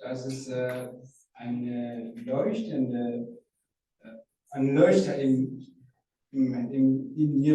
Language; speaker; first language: German; non-native, learner; Rundi